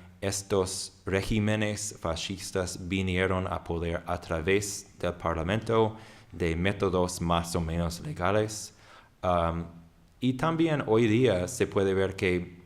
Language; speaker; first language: Spanish; non-native, fluent; English